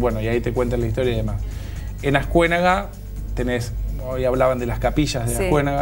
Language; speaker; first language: Spanish; native; Spanish